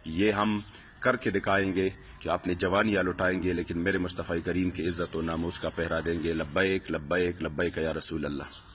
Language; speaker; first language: Urdu; non-native, local second language; Punjabi